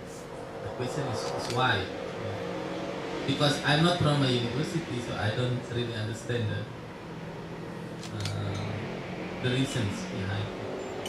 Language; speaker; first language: English; non-native, local second language; Indonesian